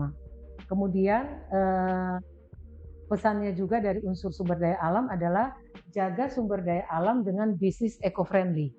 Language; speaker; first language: Indonesian; native; Indonesian